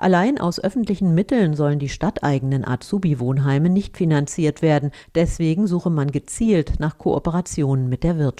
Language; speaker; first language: German; native; German